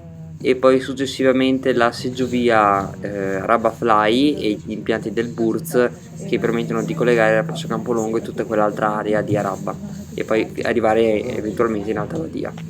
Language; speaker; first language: Italian; native; Italian